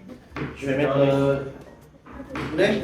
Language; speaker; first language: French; non-native, learner; Indonesian